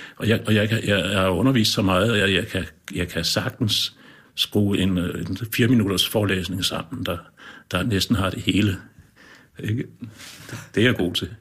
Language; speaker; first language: Danish; native; Danish